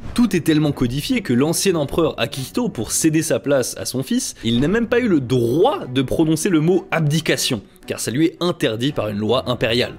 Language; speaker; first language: French; native; French